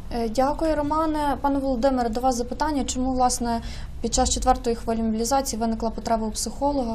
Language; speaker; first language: Ukrainian; native; Ukrainian